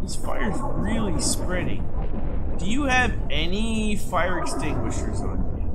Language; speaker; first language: English; early bilingual, other home language; French